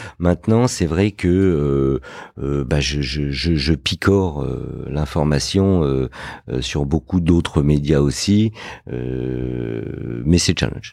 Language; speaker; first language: French; early bilingual, other home language; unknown